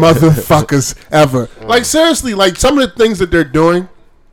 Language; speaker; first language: English; native; English